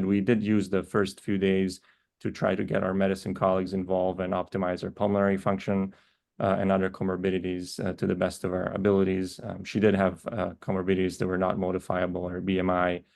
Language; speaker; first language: English; native; English